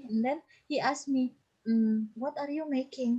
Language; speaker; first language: English; non-native, fluent; Indonesian